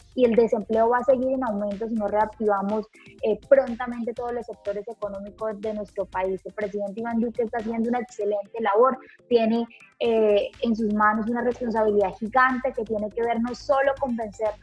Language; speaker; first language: Spanish; native; Spanish